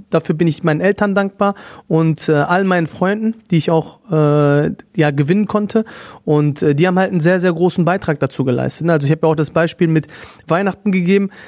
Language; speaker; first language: German; native; German